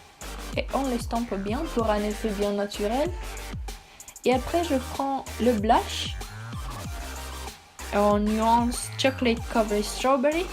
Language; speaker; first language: French; non-native, fluent; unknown